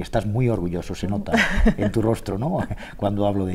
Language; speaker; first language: Spanish; native; Spanish